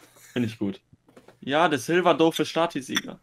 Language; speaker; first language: German; native; German